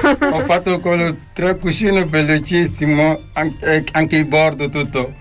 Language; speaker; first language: Italian; non-native, learner; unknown